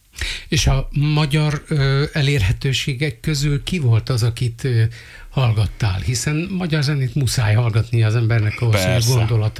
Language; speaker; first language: Hungarian; native; Hungarian